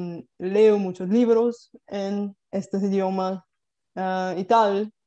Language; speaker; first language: Spanish; non-native, fluent; Bulgarian